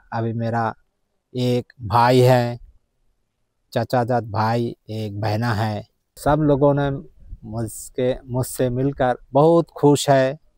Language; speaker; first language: Hindi; early bilingual, heritage; Bangla